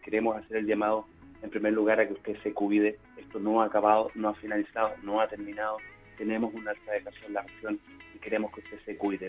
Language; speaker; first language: Spanish; native; Spanish